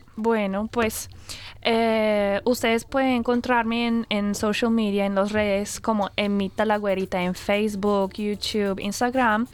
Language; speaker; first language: Spanish; non-native, fluent; English